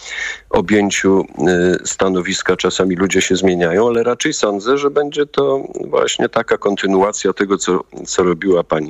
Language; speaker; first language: Polish; native; Polish